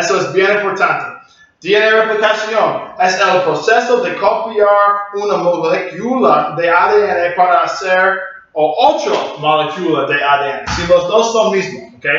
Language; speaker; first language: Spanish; non-native, learner; English